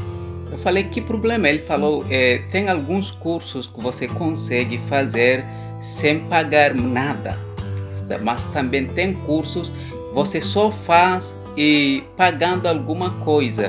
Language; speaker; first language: Portuguese; non-native, local second language; Upper Guinea Crioulo